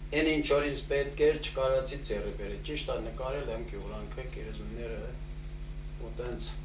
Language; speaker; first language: Armenian; early bilingual, heritage; Armenian